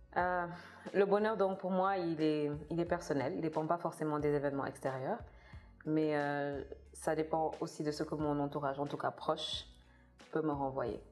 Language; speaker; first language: French; non-native, local second language; Kabuverdianu